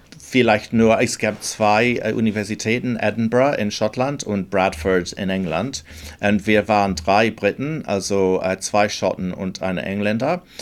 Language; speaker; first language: German; non-native, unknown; English